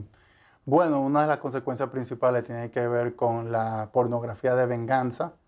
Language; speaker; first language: Spanish; native; Spanish